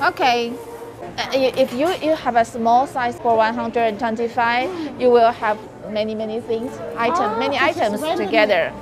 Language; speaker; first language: English; non-native, learner; Chinese